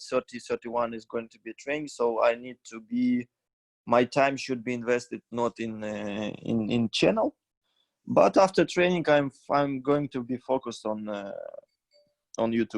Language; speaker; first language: English; non-native, learner; Russian